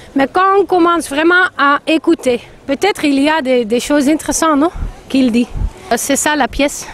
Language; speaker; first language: French; non-native, learner; Dutch